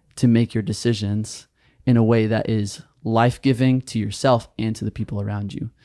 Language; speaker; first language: English; native; English